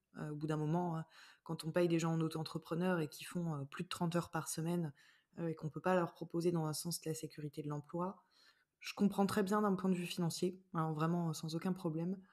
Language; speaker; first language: French; native; French